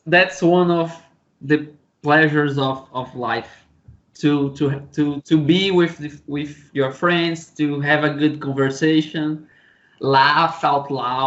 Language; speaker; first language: English; non-native, learner; Portuguese